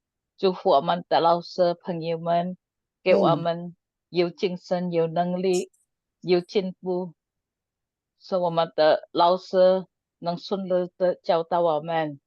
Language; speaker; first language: Chinese; non-native, learner; Indonesian